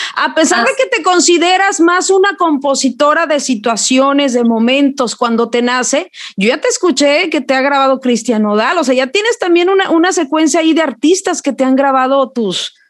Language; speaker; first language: Spanish; native; Spanish